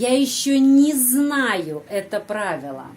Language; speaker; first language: Russian; non-native, fluent; Indonesian